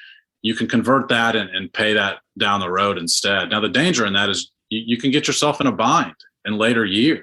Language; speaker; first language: English; native; English